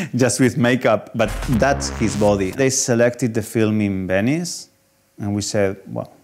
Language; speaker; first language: English; non-native, fluent; Spanish